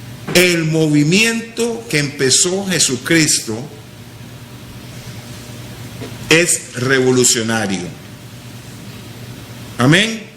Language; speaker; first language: Spanish; non-native, local second language; English